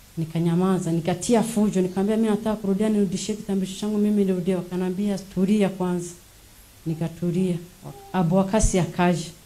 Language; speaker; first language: Swahili; non-native, local second language; Rundi